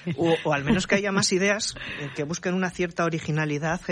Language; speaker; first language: Spanish; native; Spanish